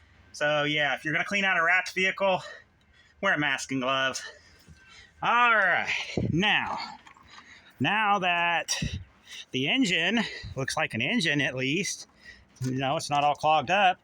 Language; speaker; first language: English; native; English